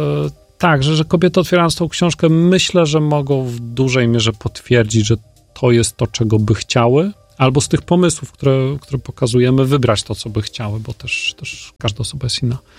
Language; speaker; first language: Polish; native; Polish